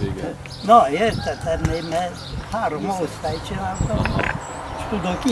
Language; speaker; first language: Hungarian; non-native, local second language; Romanian